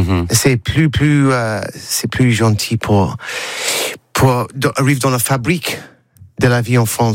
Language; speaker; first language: French; non-native, learner; English